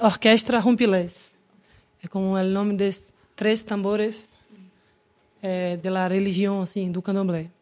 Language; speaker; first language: Spanish; non-native, learner; Portuguese